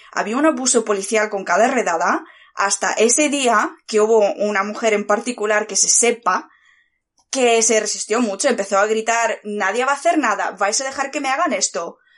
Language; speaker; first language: Spanish; early bilingual, other home language; Bulgarian